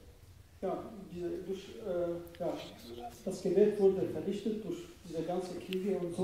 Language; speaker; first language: German; non-native, fluent; Arabic